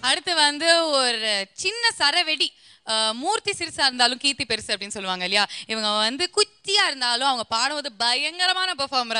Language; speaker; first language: Tamil; native; Tamil